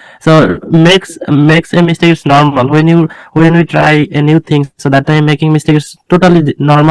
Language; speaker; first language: English; non-native, learner; Bangla